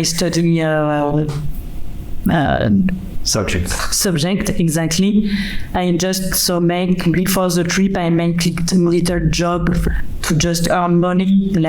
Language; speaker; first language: English; non-native, fluent; French